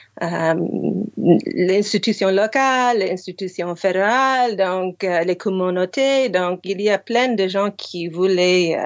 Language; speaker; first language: French; non-native, fluent; English